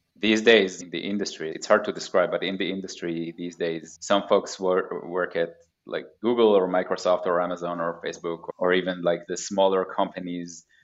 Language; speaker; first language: English; non-native, fluent; Hebrew